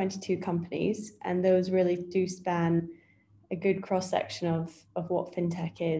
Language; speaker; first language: English; native; English